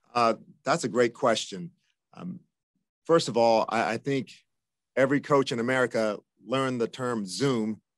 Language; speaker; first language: English; native; English